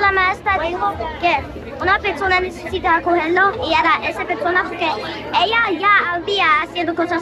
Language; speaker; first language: Spanish; early bilingual, heritage; Spanish